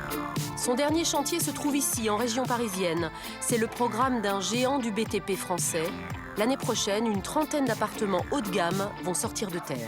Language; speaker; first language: French; native; French